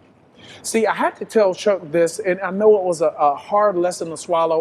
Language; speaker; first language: English; native; English